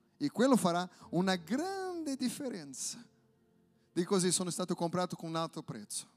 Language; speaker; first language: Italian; non-native, fluent; Portuguese